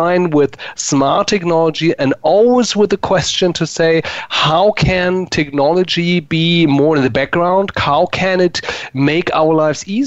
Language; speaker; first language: English; non-native, fluent; German